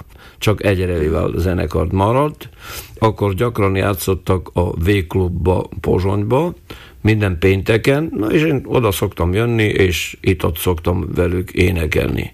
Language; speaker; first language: Hungarian; non-native, local second language; Slovak